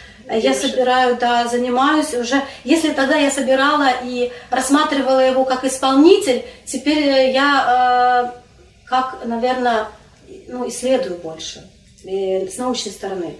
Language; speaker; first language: Russian; non-native, local second language; Crimean Tatar